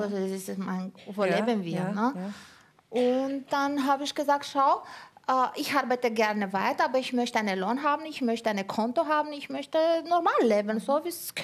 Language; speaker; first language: German; non-native, fluent; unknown